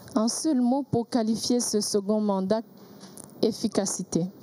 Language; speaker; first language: French; non-native, local second language; Kinyarwanda